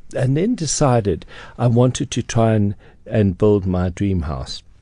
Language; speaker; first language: English; native; English